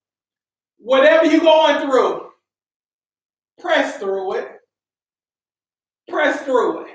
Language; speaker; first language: English; native; English